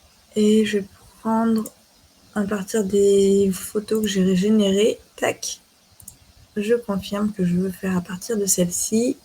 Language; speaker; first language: French; native; French